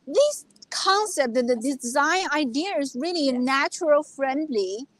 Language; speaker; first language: English; non-native, fluent; Chinese